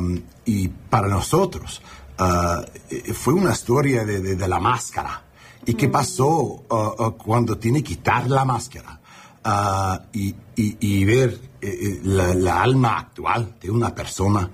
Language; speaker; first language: Spanish; non-native, learner; English